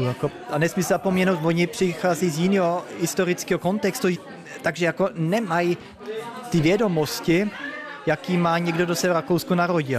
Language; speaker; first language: Czech; early bilingual, heritage; Czech